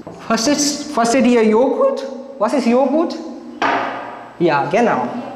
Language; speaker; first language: English; non-native, local second language; Marathi